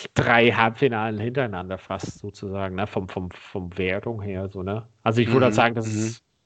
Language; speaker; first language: German; non-native, fluent; English